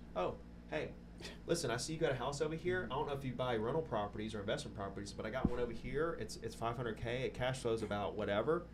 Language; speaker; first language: English; native; English